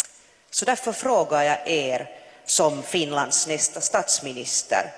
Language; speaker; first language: Swedish; non-native, local second language; Finnish